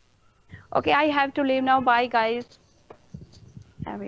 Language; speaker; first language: English; non-native, learner; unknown